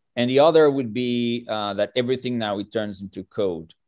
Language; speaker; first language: English; non-native, fluent; French